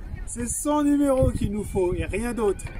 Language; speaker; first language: French; native; French